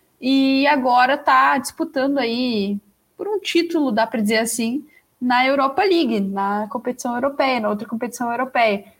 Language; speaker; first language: Portuguese; native; Portuguese